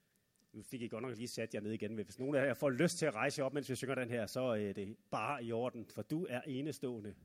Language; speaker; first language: Danish; native; Danish